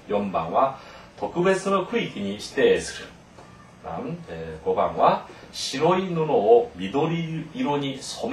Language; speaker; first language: Japanese; non-native, fluent; Korean